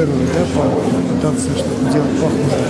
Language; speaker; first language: Russian; native; Russian